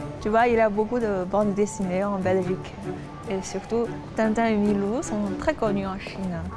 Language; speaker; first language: French; non-native, fluent; Chinese